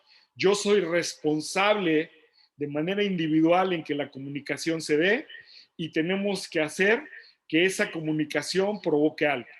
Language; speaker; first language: Spanish; native; Spanish